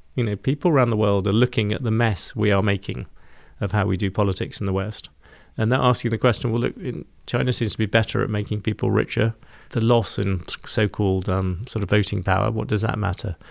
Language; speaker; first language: English; native; English